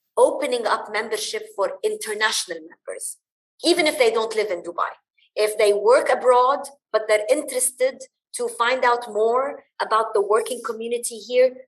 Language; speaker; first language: English; early bilingual, other home language; Arabic